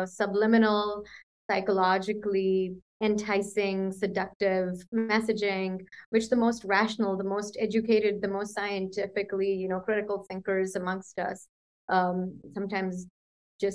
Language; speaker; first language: English; non-native, local second language; Punjabi